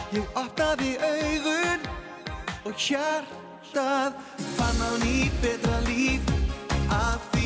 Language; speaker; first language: Icelandic; non-native, fluent; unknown